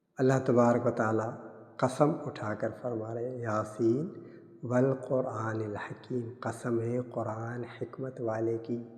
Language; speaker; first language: Urdu; non-native, local second language; Sindhi